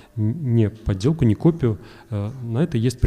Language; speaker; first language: Russian; native; Russian